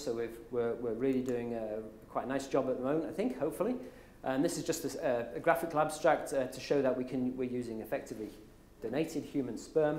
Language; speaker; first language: English; native; English